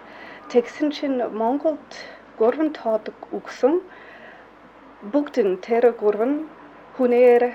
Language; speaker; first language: Mongolian; non-native, fluent; English